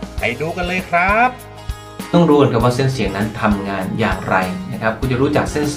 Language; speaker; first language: Thai; native; Thai